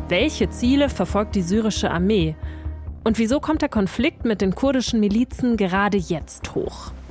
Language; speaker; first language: German; native; German